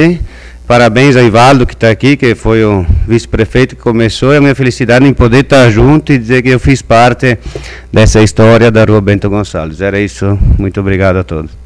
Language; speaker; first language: Portuguese; native; Portuguese